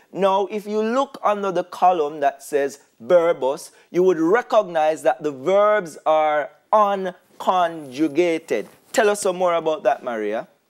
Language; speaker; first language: English; native; English